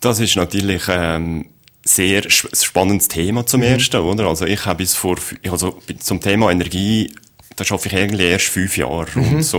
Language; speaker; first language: German; native; German